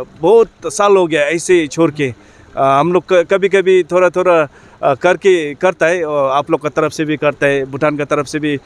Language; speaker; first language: Hindi; non-native, fluent; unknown